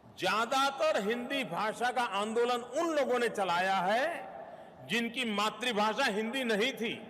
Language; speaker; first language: Hindi; non-native, local second language; Gujarati